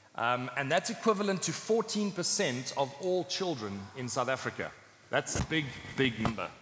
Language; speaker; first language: English; native; English